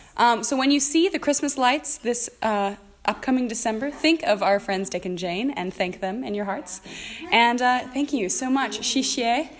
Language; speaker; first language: English; native; English